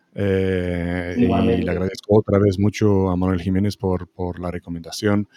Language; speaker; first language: Spanish; non-native, fluent; Romanian